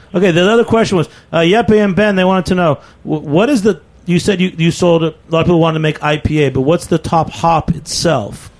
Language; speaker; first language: English; native; English